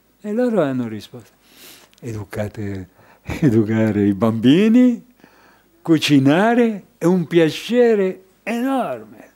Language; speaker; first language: Italian; non-native, fluent; French